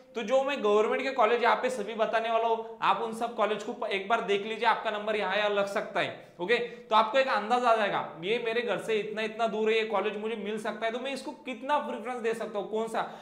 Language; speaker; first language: Hindi; non-native, local second language; Marathi